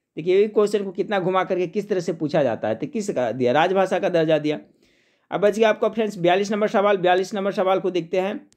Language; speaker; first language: Hindi; native; Hindi